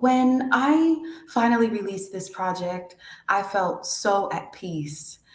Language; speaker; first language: English; native; English